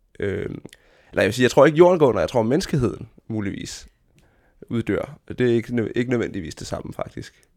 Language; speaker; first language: Danish; native; Danish